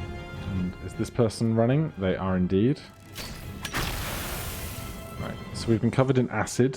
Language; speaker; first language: English; native; English